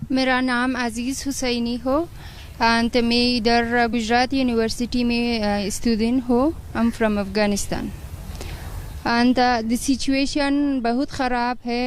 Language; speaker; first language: Hindi; non-native, learner; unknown